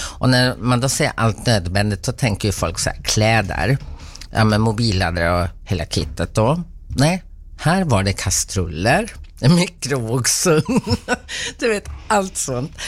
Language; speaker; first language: Swedish; native; Swedish